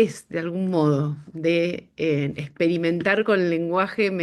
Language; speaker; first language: Spanish; native; Spanish